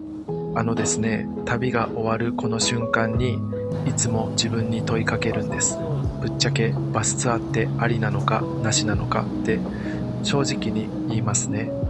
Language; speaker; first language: Japanese; native; Japanese